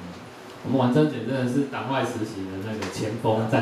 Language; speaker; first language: Chinese; native; Chinese